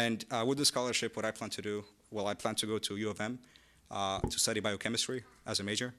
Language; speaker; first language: English; non-native, fluent; Amharic